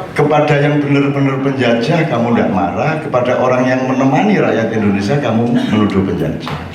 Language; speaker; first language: Indonesian; non-native, local second language; Javanese